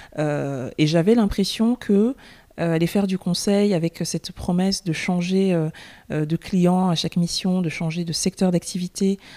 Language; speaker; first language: French; native; French